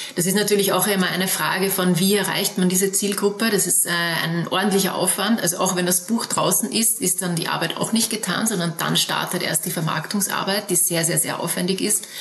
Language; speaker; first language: German; native; German